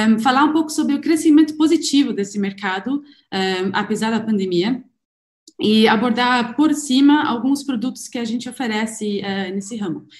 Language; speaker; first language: Portuguese; non-native, fluent; German